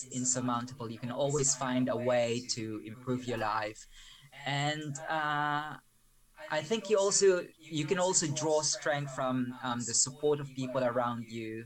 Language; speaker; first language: English; non-native, local second language; Filipino